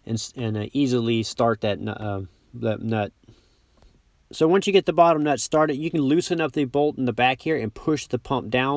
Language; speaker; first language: English; native; English